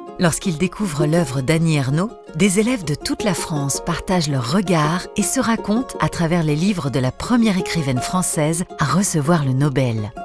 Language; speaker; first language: French; native; French